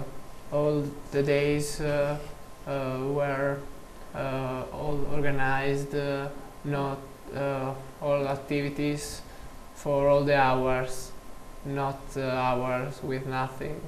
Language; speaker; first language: English; non-native, learner; Italian